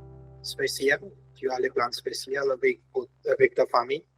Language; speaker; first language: French; non-native, learner; Hindi